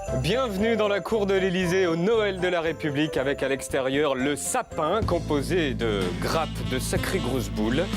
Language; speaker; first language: French; native; French